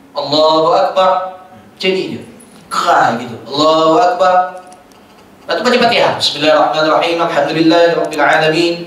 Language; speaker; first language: Malay; native; Malay